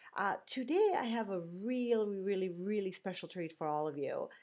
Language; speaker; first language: English; non-native, fluent; Bosnian